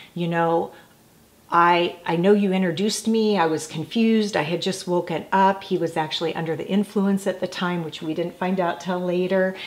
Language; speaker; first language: English; native; English